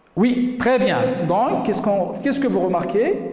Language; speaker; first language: French; non-native, local second language; Arabic